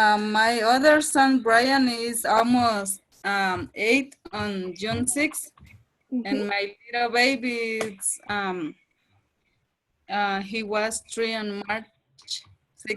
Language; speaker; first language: English; non-native, learner; Spanish